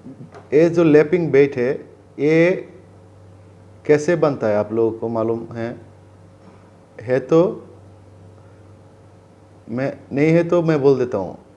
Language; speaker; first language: Hindi; non-native, learner; Bangla